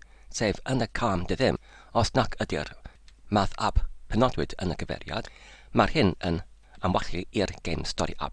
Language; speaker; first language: Welsh; non-native, learner; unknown